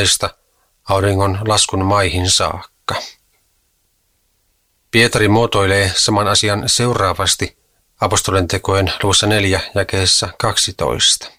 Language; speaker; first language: Finnish; native; Finnish